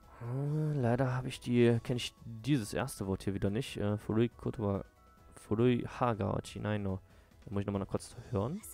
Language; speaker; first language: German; native; German